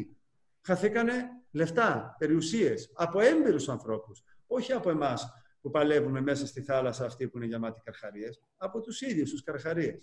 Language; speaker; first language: Greek; native; Greek